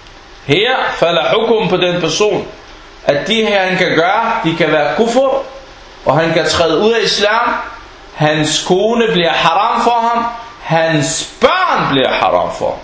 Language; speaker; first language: Danish; non-native, local second language; Arabic